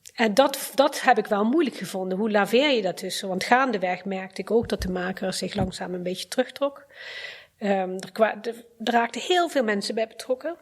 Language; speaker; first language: Dutch; early bilingual, other home language; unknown